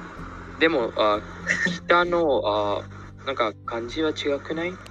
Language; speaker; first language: Japanese; non-native, learner; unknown